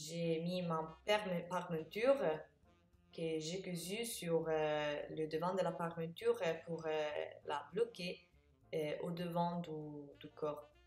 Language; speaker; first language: French; non-native, fluent; Italian